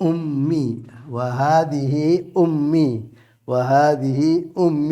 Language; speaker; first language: Arabic; non-native, fluent; English